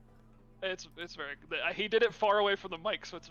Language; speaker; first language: English; native; English